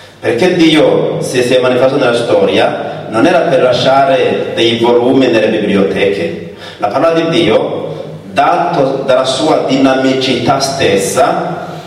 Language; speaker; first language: Italian; non-native, fluent; Rundi